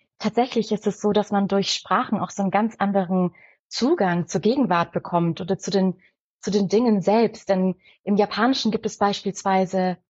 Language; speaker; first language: German; early bilingual, other home language; Persian